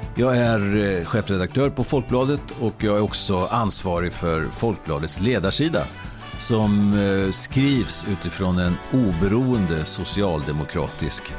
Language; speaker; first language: Swedish; native; Swedish